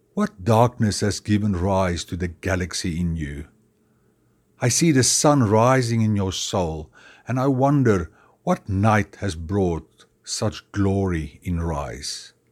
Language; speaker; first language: English; non-native, local second language; Afrikaans